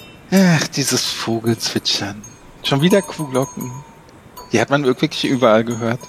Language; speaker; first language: German; native; German